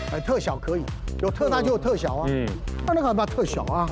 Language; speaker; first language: Chinese; native; Chinese